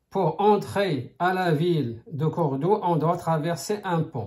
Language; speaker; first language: French; non-native, local second language; Arabic